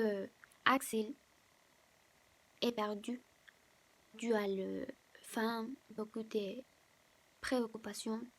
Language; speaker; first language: French; non-native, learner; Spanish